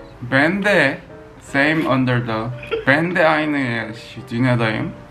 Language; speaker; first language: Turkish; non-native, learner; Korean